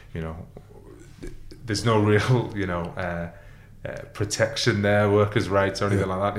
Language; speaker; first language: English; early bilingual, other home language; Arabic